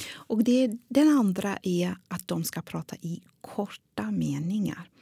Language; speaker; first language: Swedish; non-native, fluent; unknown